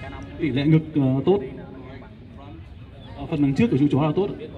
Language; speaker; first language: Vietnamese; native; Vietnamese